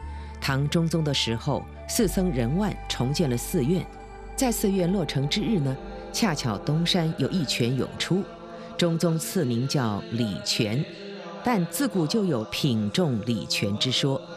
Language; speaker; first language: Chinese; native; Chinese